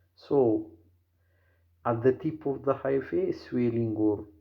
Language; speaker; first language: English; non-native, local second language; Amharic